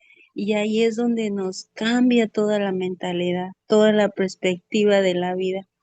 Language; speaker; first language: Spanish; native; Spanish